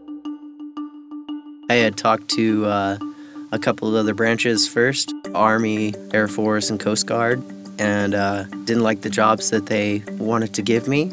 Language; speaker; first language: English; native; English